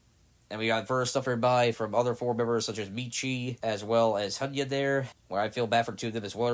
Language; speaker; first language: English; native; English